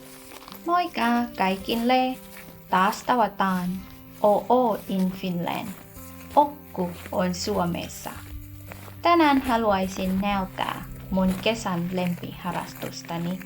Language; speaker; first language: Finnish; non-native, learner; Thai